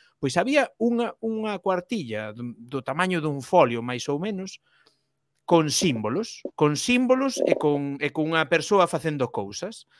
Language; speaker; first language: Galician; native; Galician